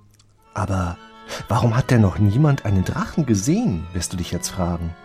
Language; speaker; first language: German; native; German